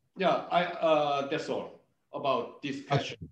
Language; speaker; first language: English; non-native, learner; Korean